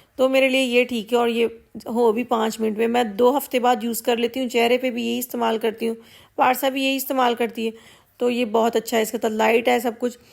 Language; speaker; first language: Urdu; non-native, local second language; Punjabi